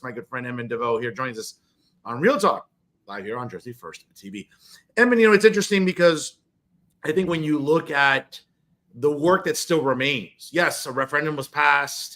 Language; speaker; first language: English; native; English